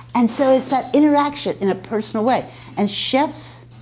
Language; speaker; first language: English; native; English